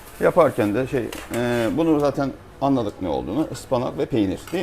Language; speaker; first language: Turkish; native; Turkish